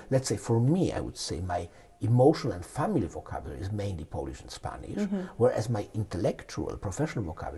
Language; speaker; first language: English; non-native, fluent; Polish